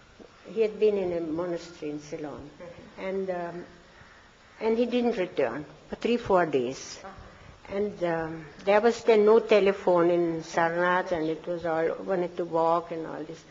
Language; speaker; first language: English; non-native, fluent; German